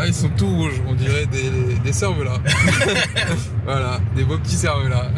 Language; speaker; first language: French; native; French